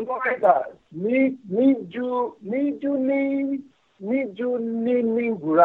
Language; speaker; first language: Japanese; non-native, fluent; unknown